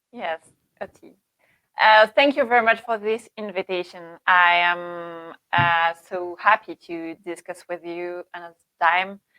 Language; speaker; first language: English; non-native, learner; French